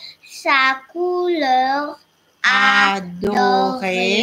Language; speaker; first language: French; non-native, learner; Thai